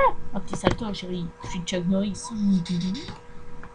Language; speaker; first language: French; native; French